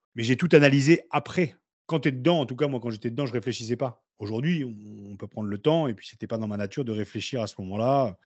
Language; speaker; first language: French; native; French